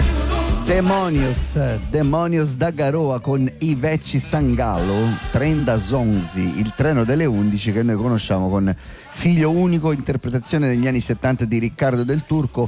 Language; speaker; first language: Italian; native; Italian